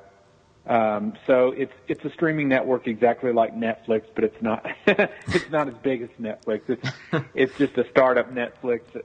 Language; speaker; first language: English; native; English